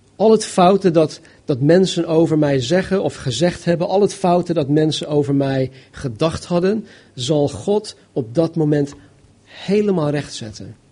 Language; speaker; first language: Dutch; non-native, fluent; English